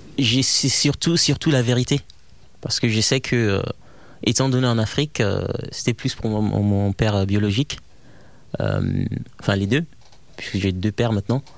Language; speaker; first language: French; non-native, fluent; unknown